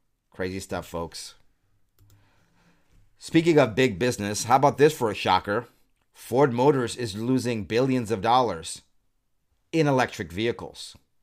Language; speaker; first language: English; native; English